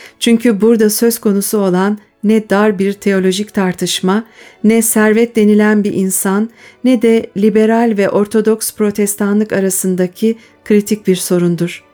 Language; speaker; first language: Turkish; native; Turkish